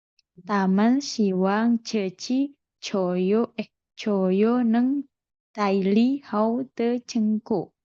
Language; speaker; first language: Chinese; non-native, learner; Indonesian